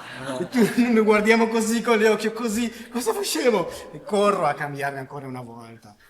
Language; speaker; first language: Italian; non-native, learner; Spanish